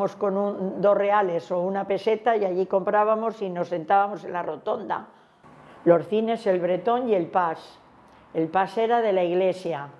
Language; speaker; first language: Spanish; native; Spanish